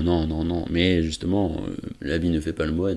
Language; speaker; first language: French; native; French